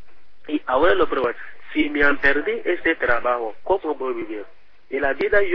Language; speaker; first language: Spanish; non-native, learner; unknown